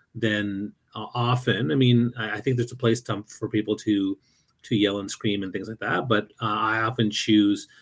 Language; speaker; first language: English; native; English